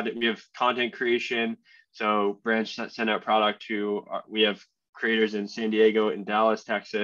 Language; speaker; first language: English; native; English